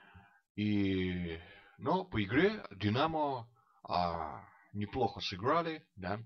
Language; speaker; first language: Russian; non-native, fluent; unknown